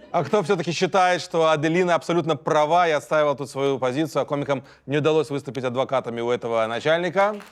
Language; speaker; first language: Russian; native; Russian